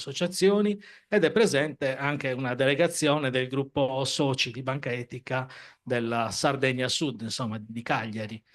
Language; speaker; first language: Italian; native; Italian